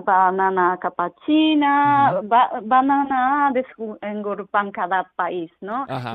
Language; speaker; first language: Catalan; non-native, learner; Japanese